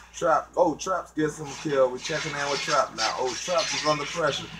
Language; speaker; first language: English; native; English